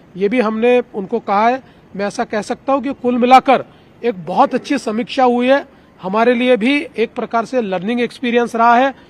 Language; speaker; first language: Hindi; non-native, local second language; Marathi